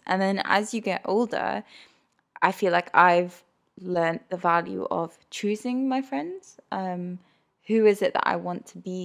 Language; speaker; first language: English; early bilingual, other home language; Urdu